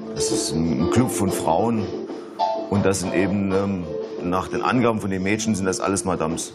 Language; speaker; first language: German; native; German